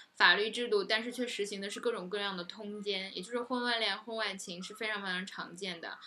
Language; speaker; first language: Chinese; native; Chinese